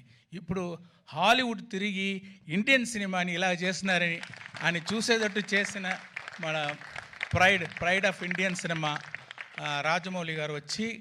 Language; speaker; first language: Telugu; non-native, fluent; Tamil